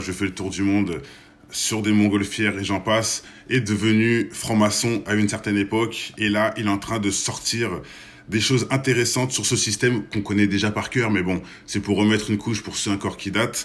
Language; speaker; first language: French; native; French